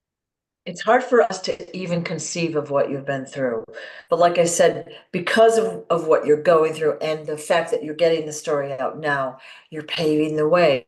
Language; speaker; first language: English; native; English